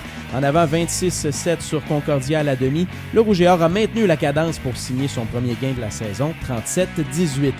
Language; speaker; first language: French; native; French